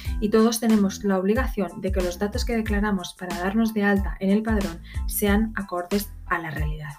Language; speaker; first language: Spanish; native; Spanish